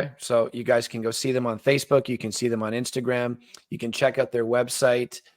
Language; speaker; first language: English; native; English